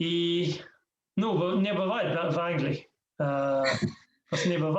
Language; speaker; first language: Russian; non-native, learner; English